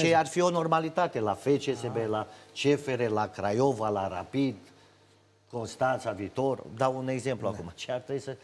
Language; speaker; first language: Romanian; native; Romanian